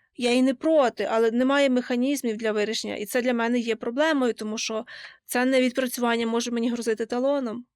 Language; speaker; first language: Ukrainian; native; Ukrainian